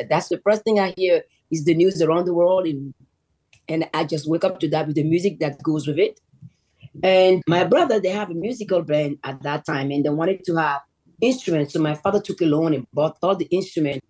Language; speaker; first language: English; non-native, fluent; Yoruba